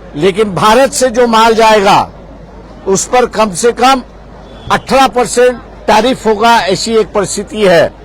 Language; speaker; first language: Hindi; non-native, local second language; Marathi